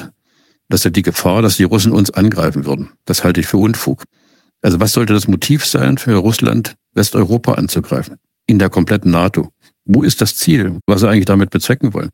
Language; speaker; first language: German; native; German